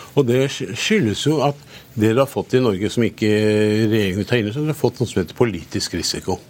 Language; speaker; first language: Norwegian; early bilingual, other home language; German